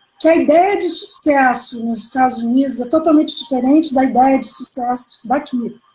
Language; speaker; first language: Portuguese; native; Portuguese